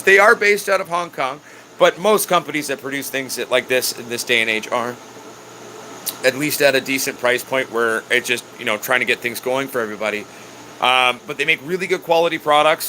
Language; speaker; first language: English; native; English